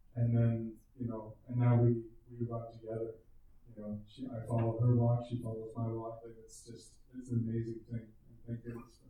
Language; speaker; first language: English; native; English